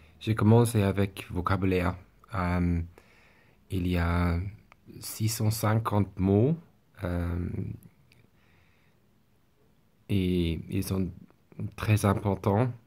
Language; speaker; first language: French; non-native, learner; English